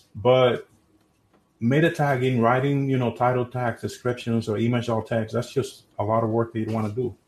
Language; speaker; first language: English; non-native, fluent; Spanish